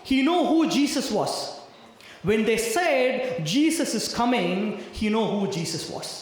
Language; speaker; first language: English; non-native, local second language; Tamil